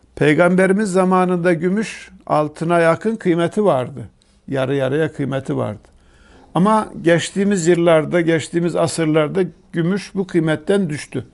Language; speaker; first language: Turkish; native; Turkish